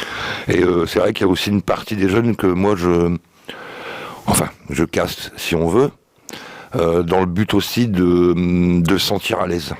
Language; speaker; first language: French; native; French